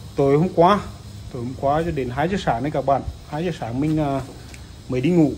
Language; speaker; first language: Vietnamese; native; Vietnamese